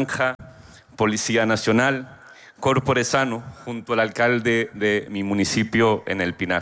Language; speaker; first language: Spanish; native; Spanish